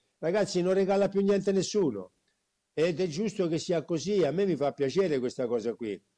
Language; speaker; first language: Italian; native; Italian